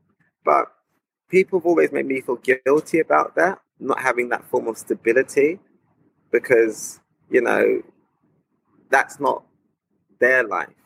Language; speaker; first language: English; native; English